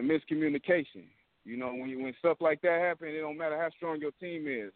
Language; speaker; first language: English; native; English